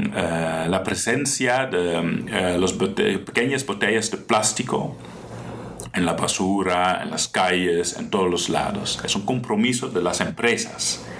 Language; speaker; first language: Spanish; non-native, fluent; Dutch